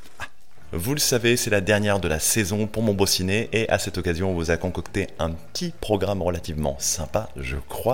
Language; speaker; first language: French; native; French